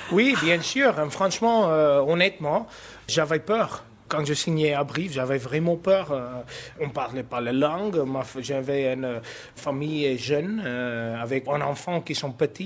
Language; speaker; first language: French; non-native, fluent; Afrikaans